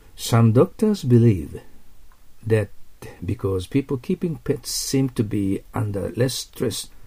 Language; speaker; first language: English; non-native, fluent; Japanese